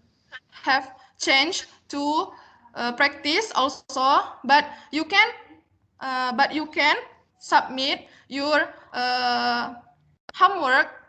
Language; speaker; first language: English; non-native, learner; Indonesian